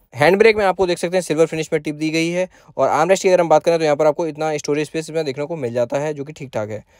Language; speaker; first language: Hindi; native; Hindi